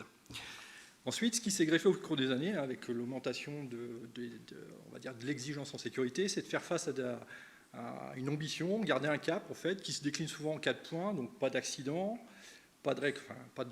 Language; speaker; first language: French; native; French